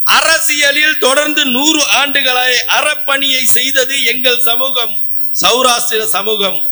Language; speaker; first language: Tamil; non-native, local second language; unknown